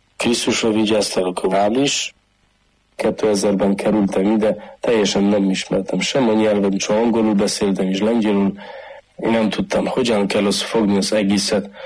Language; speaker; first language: Hungarian; non-native, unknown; Polish